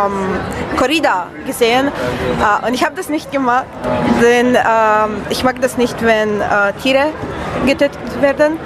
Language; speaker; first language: German; non-native, learner; Romanian